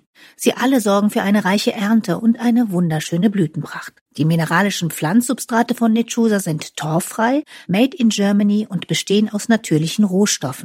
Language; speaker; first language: German; native; German